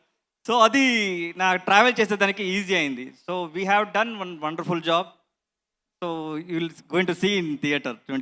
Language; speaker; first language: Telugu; non-native, learner; Kannada